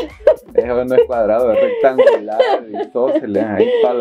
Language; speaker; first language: Spanish; native; Spanish